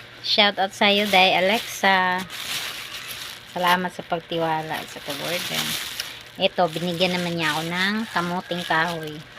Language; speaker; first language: Filipino; non-native, local second language; Cebuano